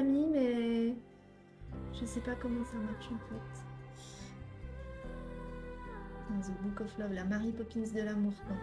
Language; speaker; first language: French; native; French